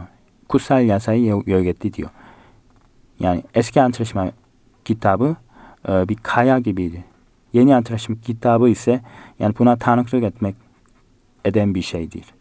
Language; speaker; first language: Turkish; non-native, fluent; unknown